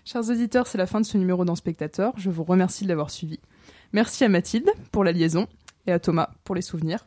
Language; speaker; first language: French; native; French